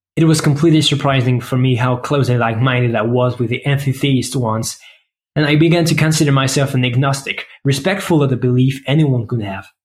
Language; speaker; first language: English; non-native, fluent; French